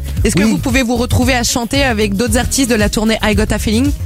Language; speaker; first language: French; native; French